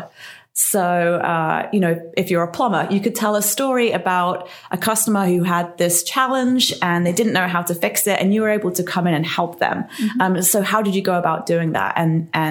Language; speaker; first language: English; native; English